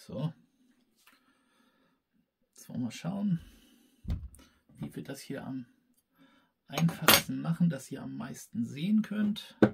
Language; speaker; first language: German; native; German